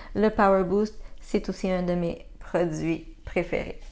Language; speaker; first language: French; native; French